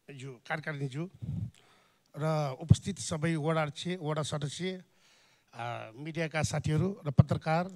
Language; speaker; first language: Nepali; non-native, local second language; Newari